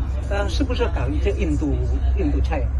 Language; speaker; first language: Chinese; non-native, learner; Indonesian